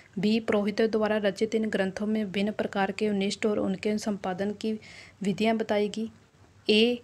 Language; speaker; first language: Hindi; non-native, local second language; Punjabi